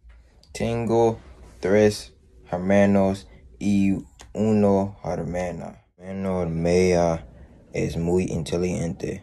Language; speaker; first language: Spanish; non-native, learner; English